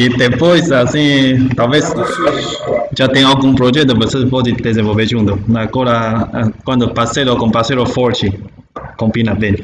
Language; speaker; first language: Portuguese; non-native, learner; Chinese